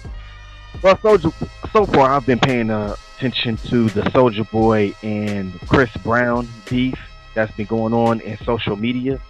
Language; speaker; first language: English; native; English